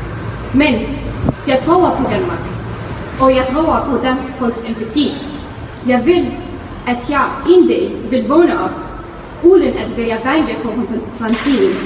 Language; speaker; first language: Danish; non-native, fluent; Arabic